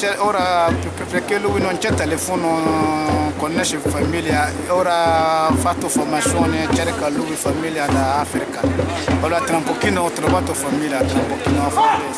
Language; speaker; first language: Italian; non-native, learner; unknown